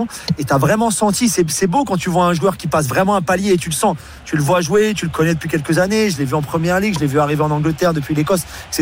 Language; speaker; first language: French; non-native, fluent; English